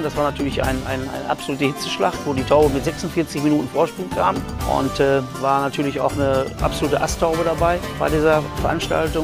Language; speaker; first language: German; native; German